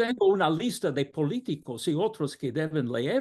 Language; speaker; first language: Spanish; non-native, fluent; English